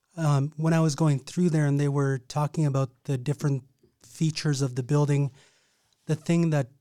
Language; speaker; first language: English; native; English